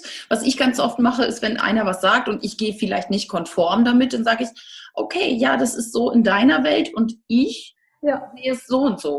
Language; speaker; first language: German; native; German